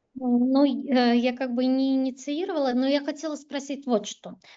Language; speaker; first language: Russian; native; Russian